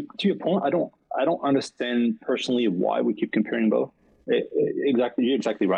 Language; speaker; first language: English; non-native, fluent; French